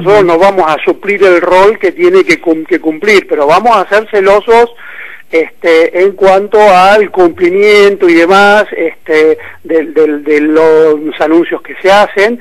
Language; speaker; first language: Spanish; native; Spanish